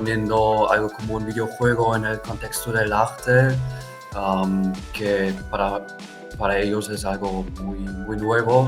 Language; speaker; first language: Spanish; non-native, fluent; German